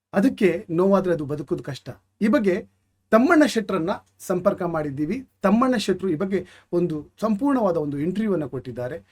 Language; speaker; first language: Kannada; native; Kannada